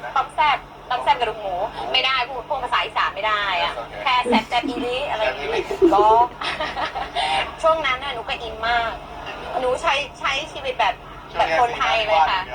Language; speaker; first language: Thai; non-native, fluent; English